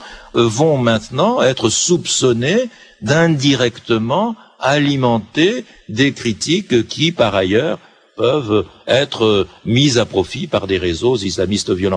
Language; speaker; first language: French; native; French